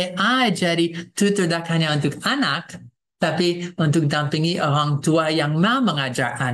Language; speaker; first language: Indonesian; non-native, fluent; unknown